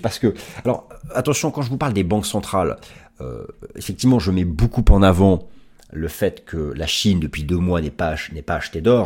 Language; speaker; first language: French; native; French